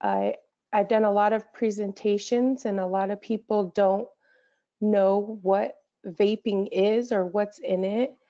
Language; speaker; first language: English; native; English